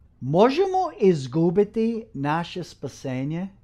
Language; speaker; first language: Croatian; early bilingual, heritage; Croatian